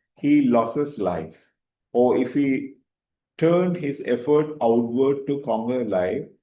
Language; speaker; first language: English; non-native, local second language; Tamil